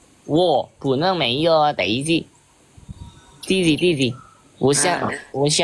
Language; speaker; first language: Chinese; non-native, learner; Indonesian